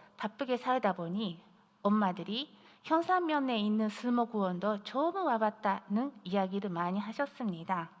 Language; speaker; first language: Korean; non-native, fluent; Japanese